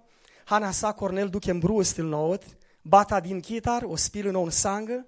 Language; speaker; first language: Norwegian; non-native, fluent; Romanian